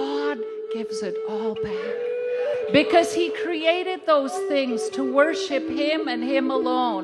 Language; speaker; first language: English; non-native, fluent; Cree